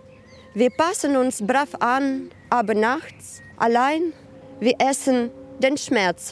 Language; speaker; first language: German; non-native, fluent; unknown